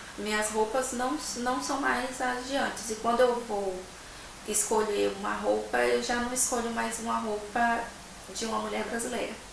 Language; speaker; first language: Portuguese; native; Portuguese